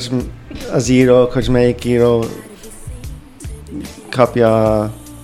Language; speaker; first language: Hungarian; early bilingual, heritage; English